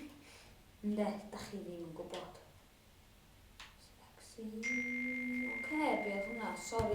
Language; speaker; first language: Welsh; native; Welsh